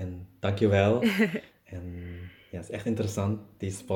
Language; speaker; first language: Dutch; non-native, learner; German